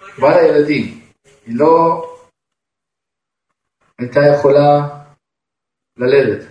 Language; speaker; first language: Hebrew; non-native, fluent; Russian